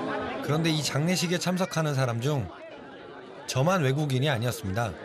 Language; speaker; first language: Korean; native; Korean